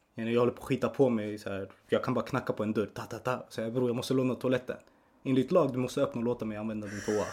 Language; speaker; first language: Swedish; early bilingual, other home language; Spanish